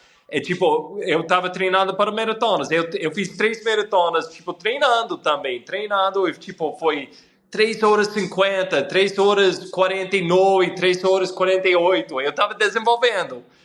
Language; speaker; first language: Portuguese; non-native, fluent; English